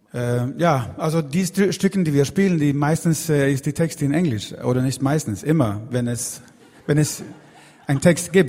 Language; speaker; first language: German; non-native, learner; Swedish